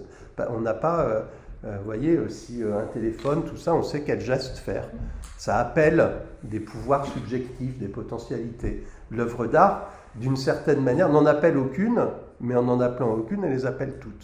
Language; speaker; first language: French; native; French